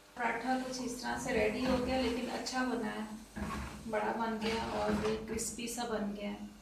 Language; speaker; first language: Urdu; non-native, local second language; Punjabi